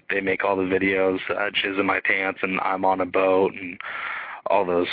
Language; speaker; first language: English; native; English